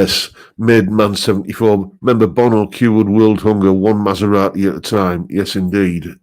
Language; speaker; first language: English; native; English